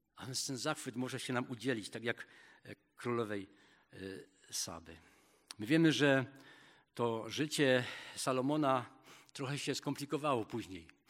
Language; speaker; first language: Polish; native; Polish